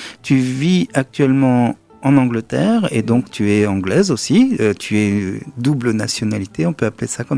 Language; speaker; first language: French; native; French